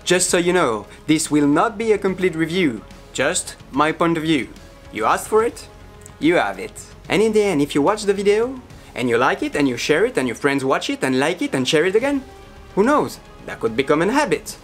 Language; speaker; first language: English; non-native, learner; French